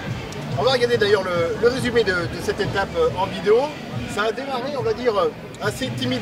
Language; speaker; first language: French; native; French